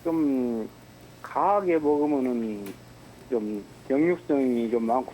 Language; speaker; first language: Korean; native; Korean